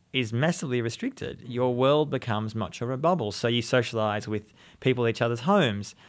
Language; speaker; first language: English; native; English